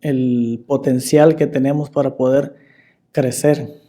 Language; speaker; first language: Spanish; native; Spanish